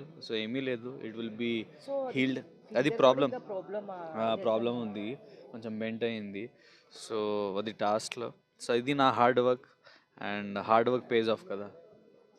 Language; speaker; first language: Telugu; non-native, local second language; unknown